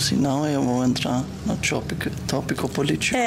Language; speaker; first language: Portuguese; non-native, learner; German